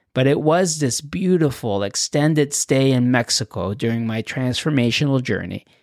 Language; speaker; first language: English; non-native, fluent; Spanish